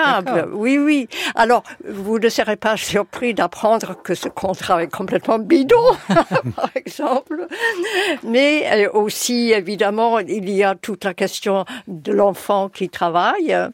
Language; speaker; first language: French; non-native, fluent; English